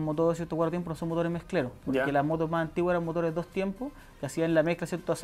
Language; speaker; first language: Spanish; native; Spanish